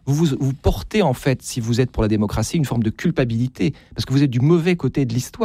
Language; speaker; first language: French; native; French